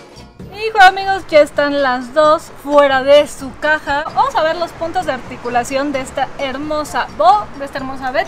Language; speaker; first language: Spanish; native; Spanish